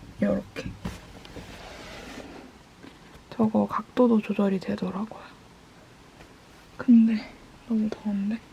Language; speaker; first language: Korean; native; Korean